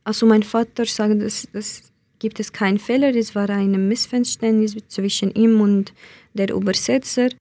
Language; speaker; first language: German; non-native, learner; Central Kurdish